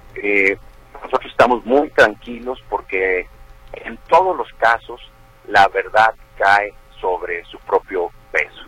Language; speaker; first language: Spanish; native; Spanish